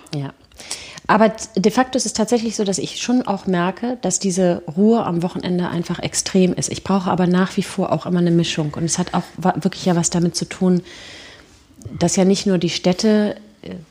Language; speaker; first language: German; native; German